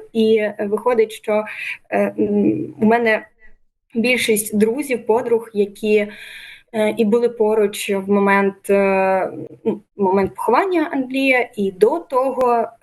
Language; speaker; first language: Ukrainian; native; Ukrainian